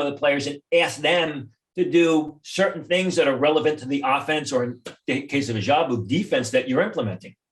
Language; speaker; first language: English; native; English